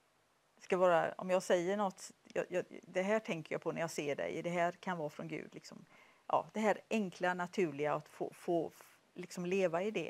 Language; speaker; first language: Swedish; native; Swedish